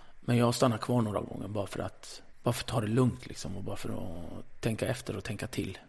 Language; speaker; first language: Swedish; early bilingual, other home language; Kurdish